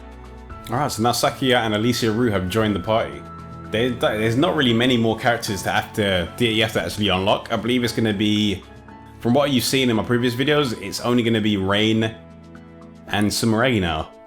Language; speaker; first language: English; native; English